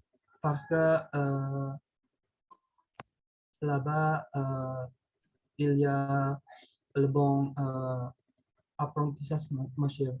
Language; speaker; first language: French; non-native, learner; Indonesian